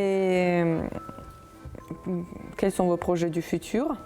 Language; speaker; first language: French; non-native, fluent; Uzbek